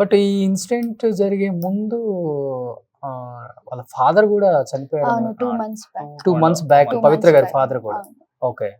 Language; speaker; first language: Telugu; native; Telugu